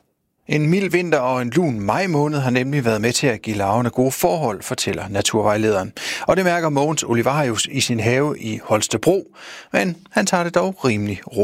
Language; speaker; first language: Danish; native; Danish